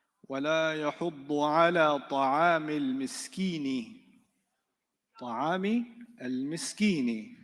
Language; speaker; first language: Arabic; non-native, fluent; English